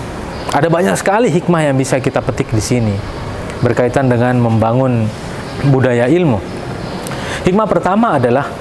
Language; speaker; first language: Indonesian; native; Indonesian